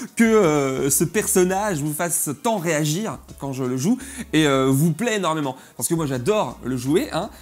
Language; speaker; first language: French; native; French